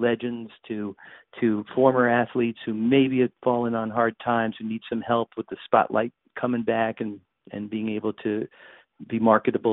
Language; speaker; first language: English; native; English